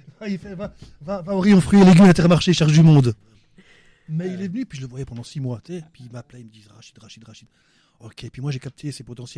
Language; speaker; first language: French; native; French